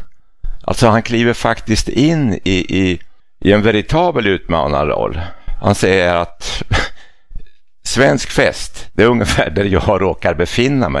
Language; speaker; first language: Swedish; native; Swedish